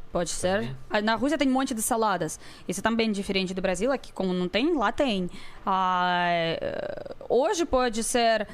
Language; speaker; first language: Portuguese; non-native, learner; Russian